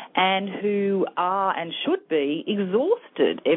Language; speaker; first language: English; native; English